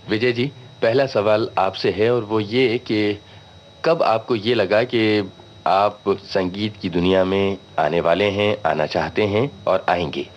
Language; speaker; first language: Hindi; native; Hindi